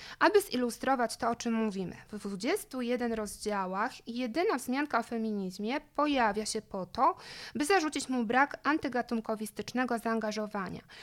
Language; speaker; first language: Polish; native; Polish